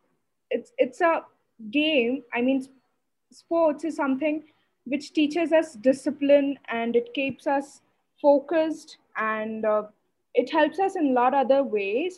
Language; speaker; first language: English; non-native, local second language; Odia